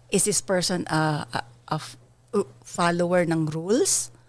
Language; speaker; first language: Filipino; native; Filipino